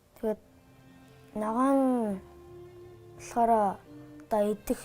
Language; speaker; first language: Mongolian; early bilingual, heritage; Mongolian